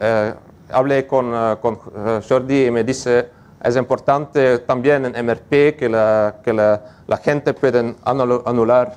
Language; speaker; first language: Spanish; non-native, learner; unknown